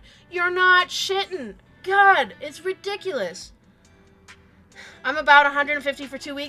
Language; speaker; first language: English; native; English